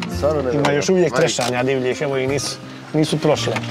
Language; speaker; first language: Croatian; native; Croatian